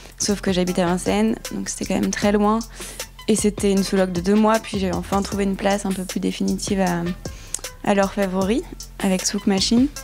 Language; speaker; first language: French; native; French